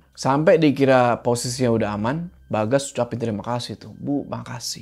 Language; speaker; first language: Indonesian; native; Indonesian